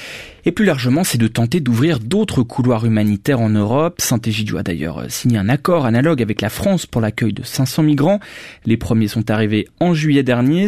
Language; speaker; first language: French; native; French